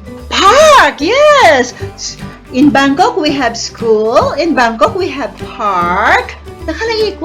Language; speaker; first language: English; non-native, learner; Thai